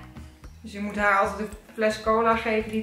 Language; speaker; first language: Dutch; native; Dutch